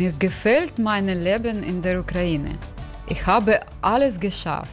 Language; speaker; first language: German; non-native, learner; Ukrainian